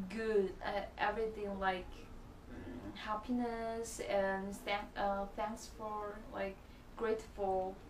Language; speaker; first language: English; non-native, learner; Chinese